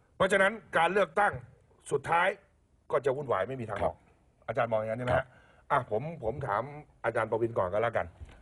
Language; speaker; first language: Thai; native; Thai